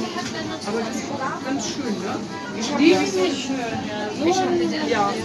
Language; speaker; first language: German; non-native, learner; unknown